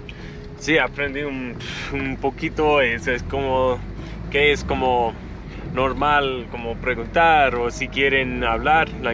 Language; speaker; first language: Spanish; non-native, learner; English